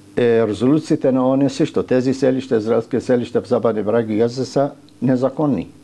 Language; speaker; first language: Bulgarian; non-native, fluent; Arabic